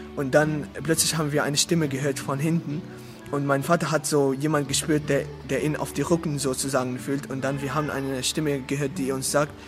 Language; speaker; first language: German; non-native, learner; Arabic